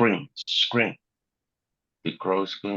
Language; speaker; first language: English; non-native, learner; Spanish